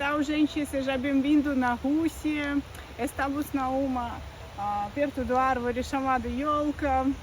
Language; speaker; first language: Portuguese; non-native, fluent; Russian